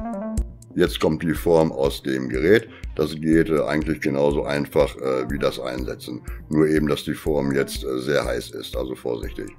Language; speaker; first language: German; native; German